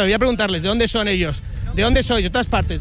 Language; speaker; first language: Spanish; native; Spanish